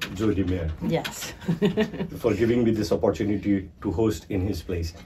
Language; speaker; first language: English; non-native, local second language; Marathi